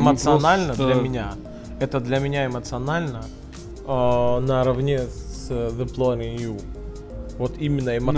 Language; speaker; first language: Russian; native; Russian